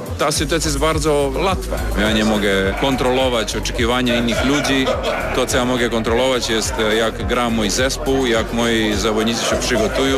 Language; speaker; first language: Polish; non-native, fluent; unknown